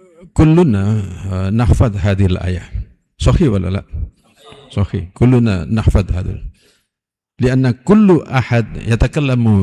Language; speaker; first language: Arabic; non-native, fluent; Indonesian